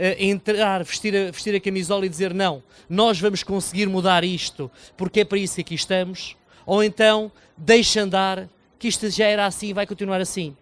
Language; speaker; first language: Portuguese; native; Portuguese